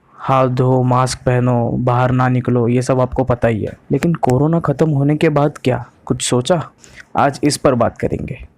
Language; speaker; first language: Hindi; non-native, local second language; Marathi